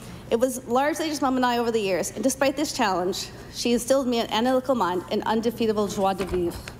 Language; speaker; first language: English; native; English